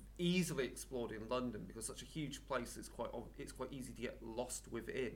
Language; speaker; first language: English; native; English